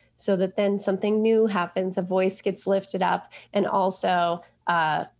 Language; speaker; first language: English; native; English